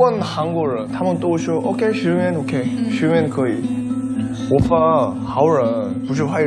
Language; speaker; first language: Chinese; non-native, learner; Korean